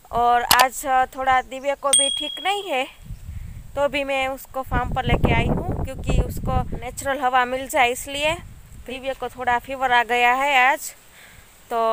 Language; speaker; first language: Hindi; non-native, local second language; Gujarati